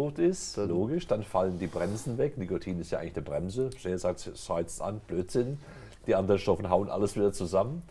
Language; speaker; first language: German; native; German